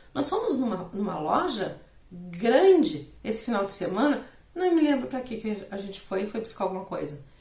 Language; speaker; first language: Portuguese; native; Portuguese